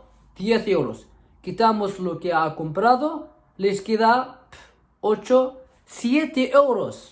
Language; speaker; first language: Spanish; non-native, fluent; Arabic